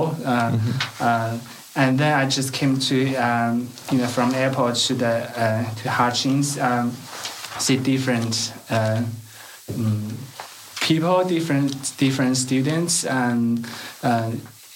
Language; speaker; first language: English; non-native, learner; Chinese